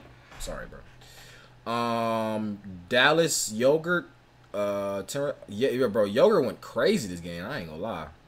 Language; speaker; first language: English; native; English